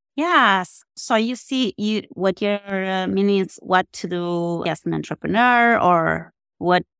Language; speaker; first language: English; non-native, fluent; Spanish